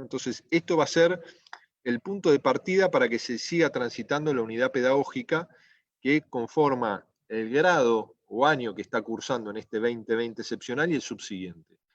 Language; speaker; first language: Spanish; native; Spanish